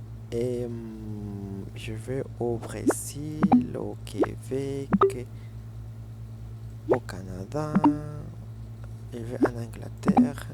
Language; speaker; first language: French; non-native, fluent; Spanish